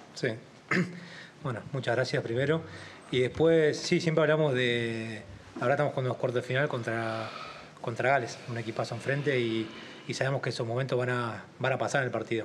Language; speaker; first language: Spanish; native; Spanish